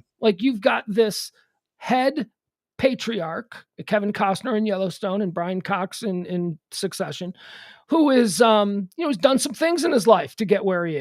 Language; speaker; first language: English; native; English